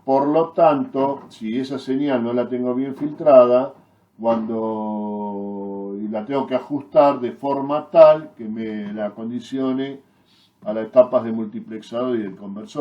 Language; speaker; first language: Spanish; native; Spanish